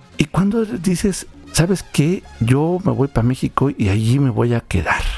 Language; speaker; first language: Spanish; native; Spanish